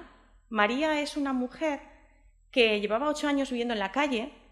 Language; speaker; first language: Spanish; native; Spanish